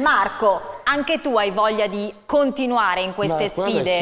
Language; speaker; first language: Italian; native; Italian